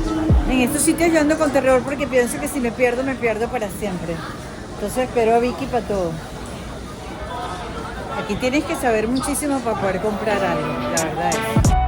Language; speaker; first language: Spanish; native; Spanish